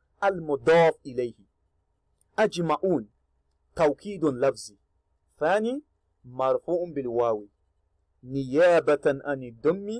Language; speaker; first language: Arabic; non-native, fluent; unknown